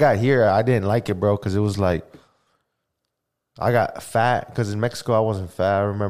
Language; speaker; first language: English; early bilingual, other home language; Spanish